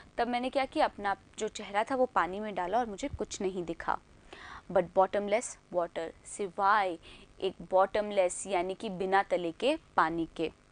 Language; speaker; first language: Hindi; native; Hindi